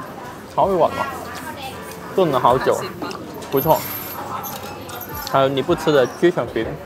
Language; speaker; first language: Chinese; native; Chinese